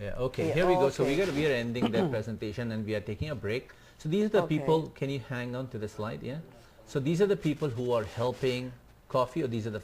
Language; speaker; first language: English; non-native, fluent; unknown